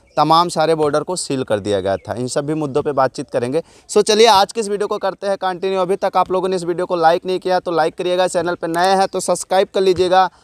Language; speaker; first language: Hindi; native; Hindi